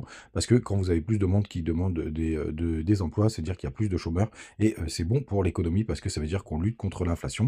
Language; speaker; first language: French; native; French